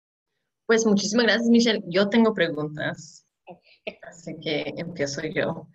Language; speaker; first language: Spanish; non-native, fluent; English